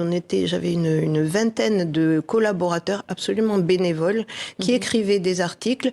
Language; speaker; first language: French; native; French